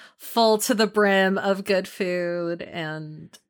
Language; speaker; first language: English; early bilingual, other home language; Spanish